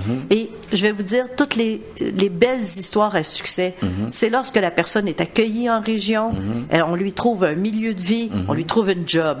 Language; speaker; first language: French; native; French